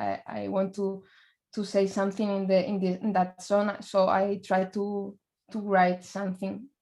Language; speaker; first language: English; non-native, learner; Spanish